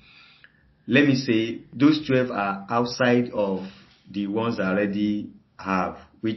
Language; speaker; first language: English; non-native, local second language; Yoruba